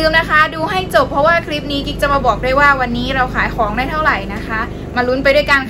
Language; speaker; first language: Thai; native; Thai